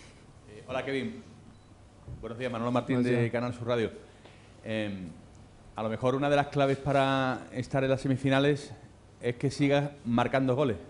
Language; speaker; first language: Spanish; native; Spanish